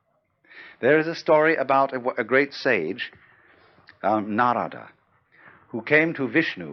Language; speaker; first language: English; native; English